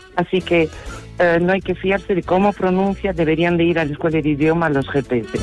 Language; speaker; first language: Spanish; non-native, fluent; French